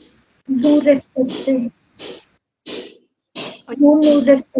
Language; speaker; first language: French; non-native, learner; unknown